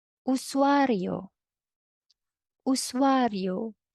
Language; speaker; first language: Spanish; non-native, fluent; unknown